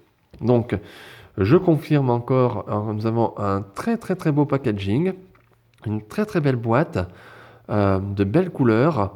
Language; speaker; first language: French; native; French